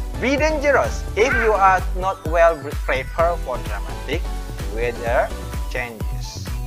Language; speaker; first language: English; non-native, fluent; Indonesian